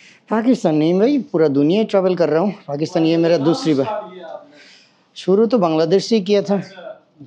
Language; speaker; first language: Hindi; non-native, learner; Bangla